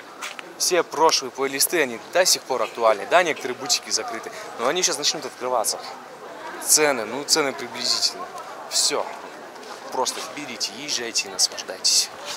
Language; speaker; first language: Russian; native; Russian